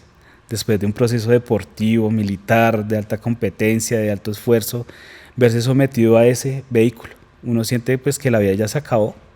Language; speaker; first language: Spanish; native; Spanish